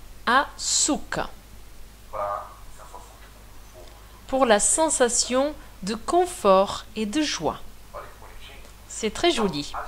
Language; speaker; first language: French; non-native, fluent; Portuguese